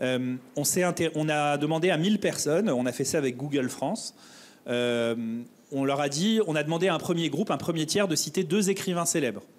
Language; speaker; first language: French; native; French